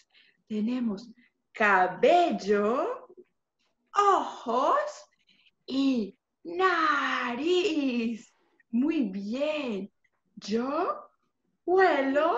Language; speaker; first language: Spanish; non-native, fluent; English